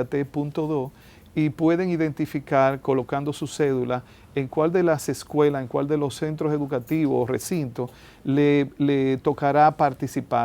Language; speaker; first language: Spanish; native; Spanish